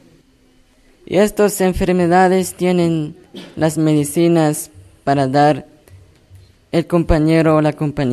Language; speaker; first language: Spanish; non-native, local second language; Tzotzil